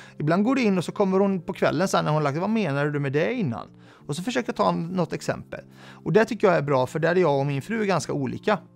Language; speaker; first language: Swedish; early bilingual, other home language; Arabic